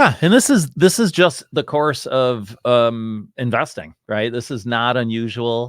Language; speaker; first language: English; native; English